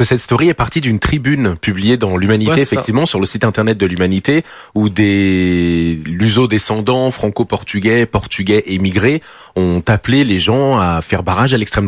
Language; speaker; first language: French; early bilingual, other home language; Portuguese